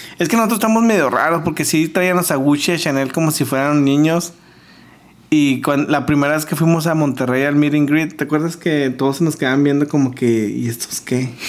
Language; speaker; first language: Spanish; early bilingual, heritage; Spanish